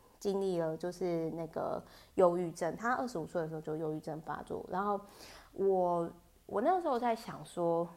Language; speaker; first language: Chinese; native; Chinese